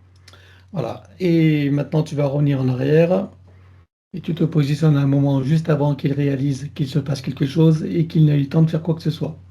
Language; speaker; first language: French; native; French